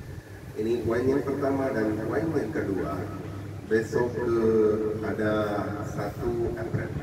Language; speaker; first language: Indonesian; non-native, fluent; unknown